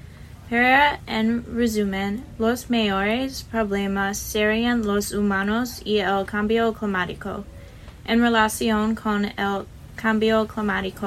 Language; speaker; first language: Spanish; non-native, learner; English